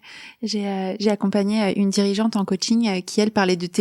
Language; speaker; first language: French; native; French